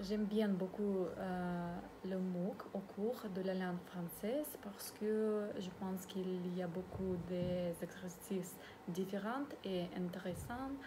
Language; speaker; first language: French; non-native, learner; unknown